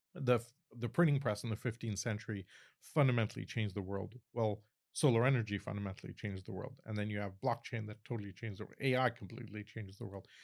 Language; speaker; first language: English; early bilingual, other home language; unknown